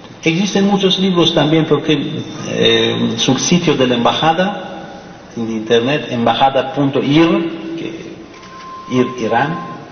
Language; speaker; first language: Spanish; non-native, fluent; Persian